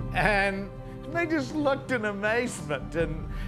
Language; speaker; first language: English; native; English